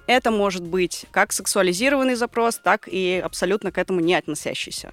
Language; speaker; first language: Russian; native; Russian